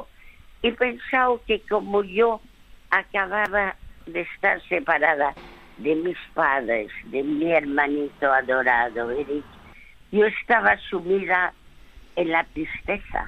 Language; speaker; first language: Spanish; early bilingual, other home language; French